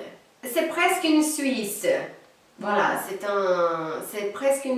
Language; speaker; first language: French; non-native, fluent; Portuguese